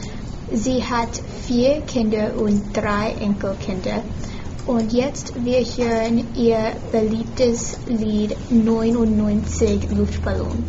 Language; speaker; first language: German; non-native, learner; English